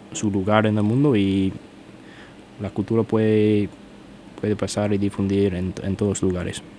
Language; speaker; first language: Spanish; non-native, fluent; English